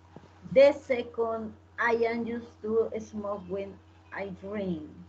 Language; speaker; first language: English; non-native, learner; Spanish